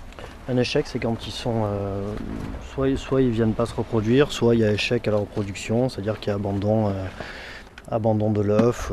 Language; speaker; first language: French; native; French